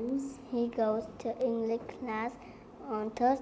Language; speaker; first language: English; non-native, learner; Vietnamese